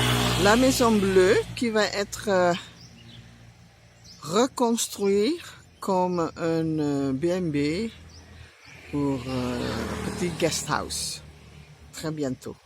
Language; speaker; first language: French; non-native, learner; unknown